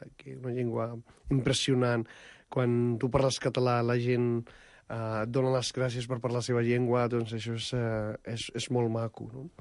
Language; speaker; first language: Catalan; non-native, fluent; Punjabi